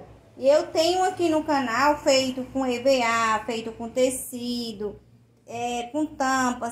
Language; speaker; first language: Portuguese; native; Portuguese